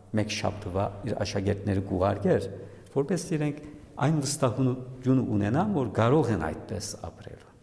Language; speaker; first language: Armenian; early bilingual, heritage; Armenian